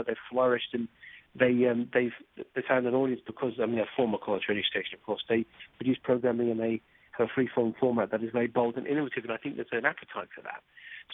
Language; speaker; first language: English; native; English